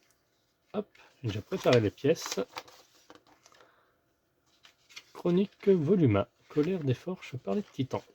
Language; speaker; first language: French; native; French